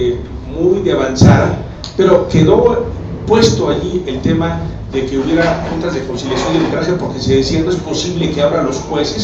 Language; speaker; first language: Spanish; native; Spanish